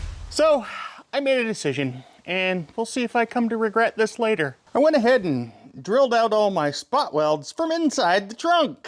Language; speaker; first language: English; native; English